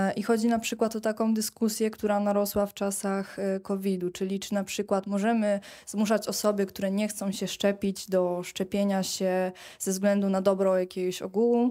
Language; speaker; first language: Polish; native; Polish